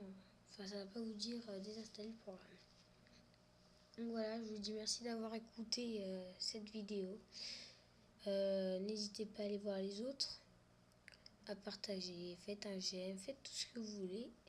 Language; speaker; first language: French; native; French